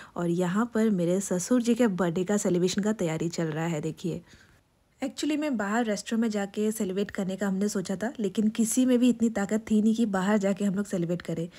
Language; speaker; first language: Hindi; non-native, local second language; Bangla